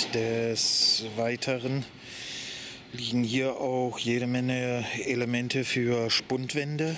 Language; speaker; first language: German; native; German